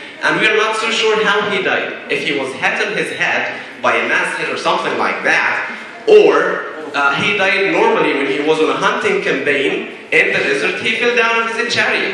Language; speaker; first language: English; non-native, fluent; Arabic